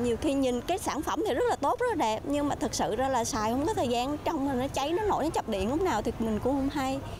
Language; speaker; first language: Vietnamese; native; Vietnamese